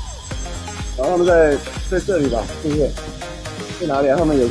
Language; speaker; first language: Chinese; early bilingual, heritage; Chinese